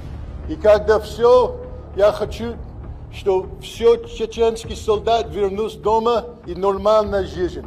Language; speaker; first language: Russian; non-native, learner; English